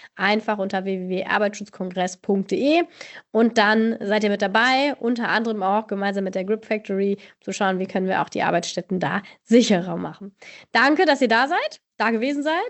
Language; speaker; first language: German; native; German